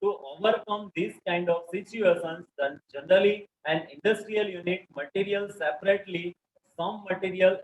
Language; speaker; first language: English; non-native, local second language; Gujarati